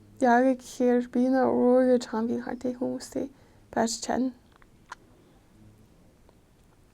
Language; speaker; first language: Mongolian; non-native, fluent; English